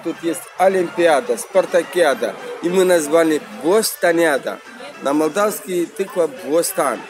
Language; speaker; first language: Russian; non-native, local second language; Romanian